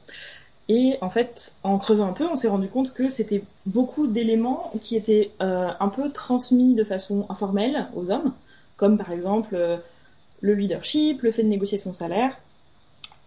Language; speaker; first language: French; native; French